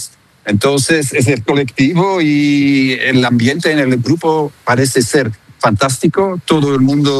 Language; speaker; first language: Spanish; non-native, fluent; Dutch